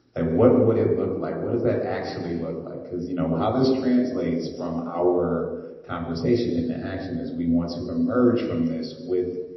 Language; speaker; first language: English; native; English